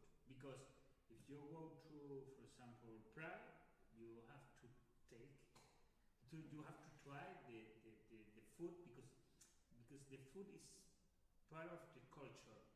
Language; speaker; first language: English; non-native, learner; Spanish